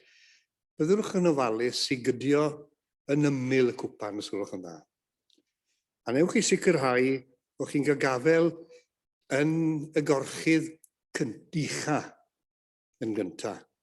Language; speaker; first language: Welsh; native; Welsh